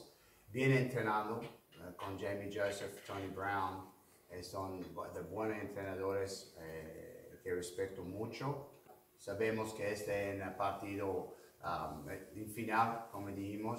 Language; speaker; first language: Spanish; non-native, fluent; English